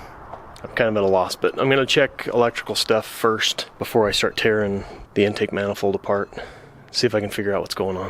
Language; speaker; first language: English; native; English